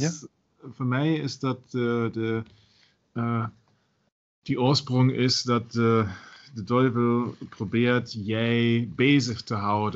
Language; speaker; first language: Dutch; non-native, learner; German